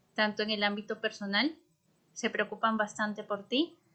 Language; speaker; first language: Spanish; native; Spanish